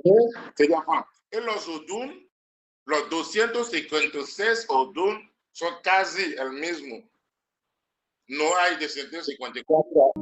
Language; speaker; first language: Spanish; non-native, learner; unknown